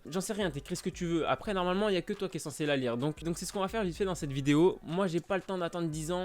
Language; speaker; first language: French; native; French